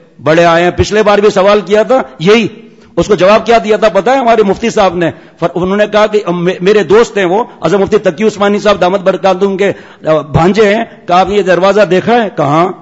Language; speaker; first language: Urdu; non-native, local second language; Memoni